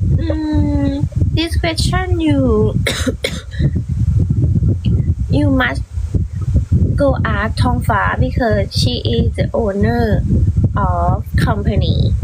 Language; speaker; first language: English; non-native, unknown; Thai